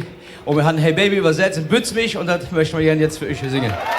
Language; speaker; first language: German; native; German